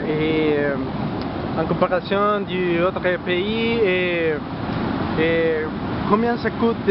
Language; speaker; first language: French; non-native, learner; Spanish